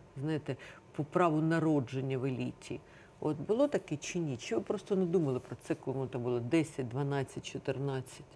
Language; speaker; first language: Ukrainian; native; Ukrainian